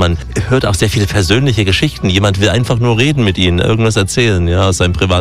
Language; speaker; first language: German; native; German